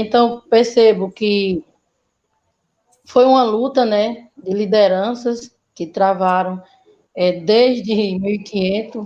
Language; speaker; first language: Portuguese; native; Portuguese